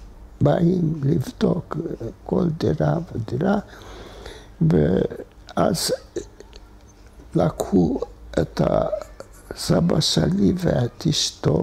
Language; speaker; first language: Hebrew; non-native, fluent; Hungarian